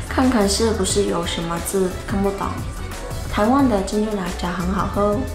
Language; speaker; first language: Chinese; non-native, fluent; Mongolian